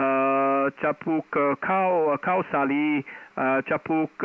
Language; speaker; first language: Thai; non-native, fluent; Dutch